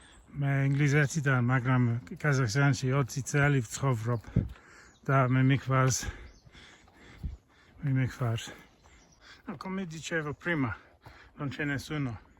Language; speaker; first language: Italian; non-native, fluent; English